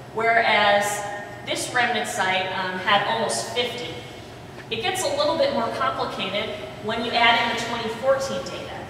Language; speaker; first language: English; native; English